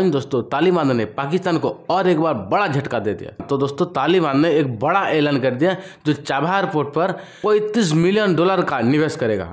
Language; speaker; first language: Hindi; non-native, local second language; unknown